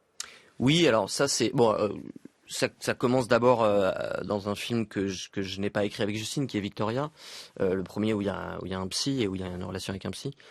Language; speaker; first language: French; native; French